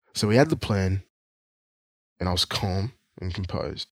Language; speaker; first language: English; non-native, local second language; Swahili